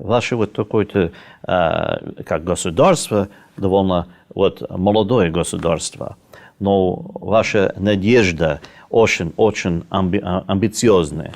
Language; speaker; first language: Russian; non-native, fluent; English